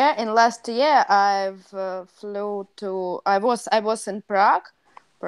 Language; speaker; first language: English; non-native, learner; Russian